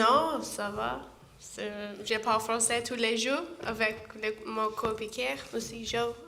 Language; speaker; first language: French; non-native, learner; English